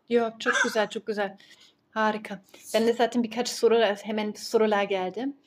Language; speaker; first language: Turkish; early bilingual, heritage; Turkish